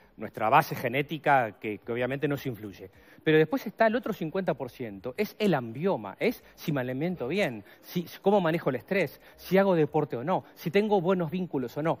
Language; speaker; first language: Spanish; native; Spanish